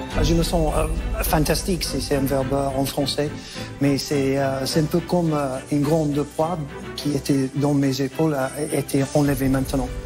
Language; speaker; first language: French; non-native, fluent; English